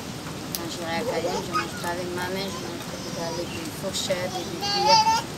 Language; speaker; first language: French; non-native, local second language; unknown